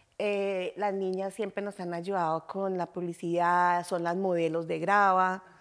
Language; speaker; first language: Spanish; native; Spanish